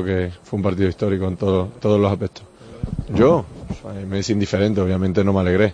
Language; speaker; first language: Spanish; native; Spanish